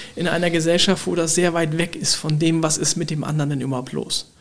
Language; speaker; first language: German; native; German